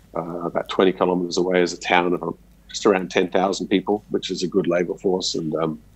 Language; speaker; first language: English; native; English